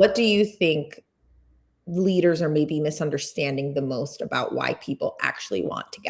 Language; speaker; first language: English; native; English